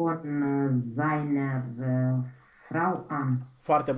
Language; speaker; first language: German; non-native, learner; Romanian